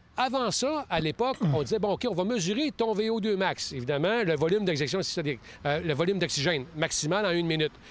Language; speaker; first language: French; native; French